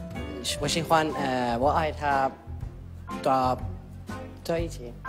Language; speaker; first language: Chinese; non-native, learner; Persian